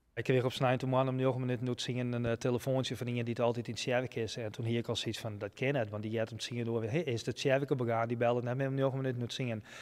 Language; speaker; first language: Dutch; non-native, local second language; Western Frisian